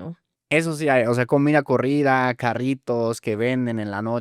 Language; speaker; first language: Spanish; non-native, fluent; German